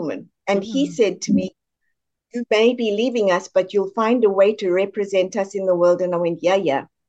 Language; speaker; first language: English; native; English